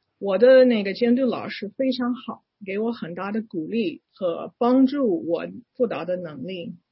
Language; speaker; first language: Chinese; non-native, fluent; English